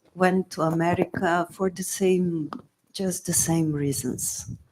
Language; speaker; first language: English; non-native, fluent; Slovenian